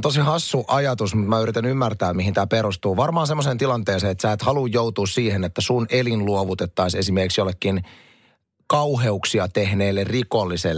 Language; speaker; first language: Finnish; native; Finnish